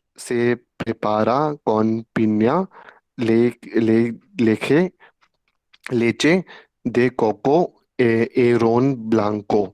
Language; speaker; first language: Spanish; non-native, learner; Hindi